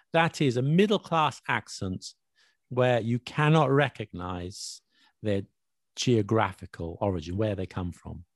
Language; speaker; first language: English; native; English